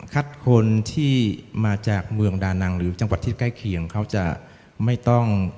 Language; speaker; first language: Thai; non-native, fluent; Vietnamese